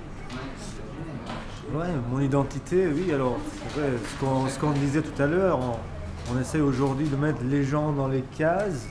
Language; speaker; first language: French; early bilingual, other home language; Persian